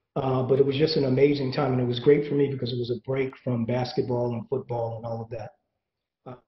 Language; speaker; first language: English; native; English